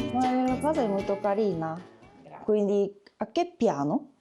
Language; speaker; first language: Italian; non-native, learner; Korean